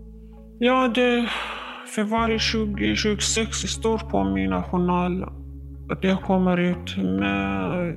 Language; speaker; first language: Swedish; non-native, learner; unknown